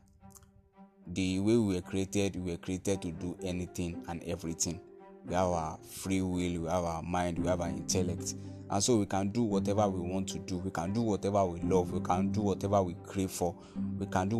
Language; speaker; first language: English; non-native, local second language; Yoruba